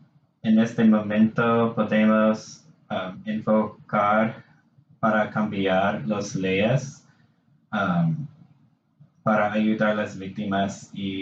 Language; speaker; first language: Spanish; non-native, learner; English